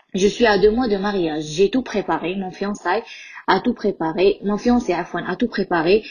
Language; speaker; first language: French; non-native, local second language; Arabic